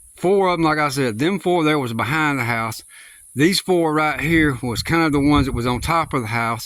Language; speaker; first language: English; native; English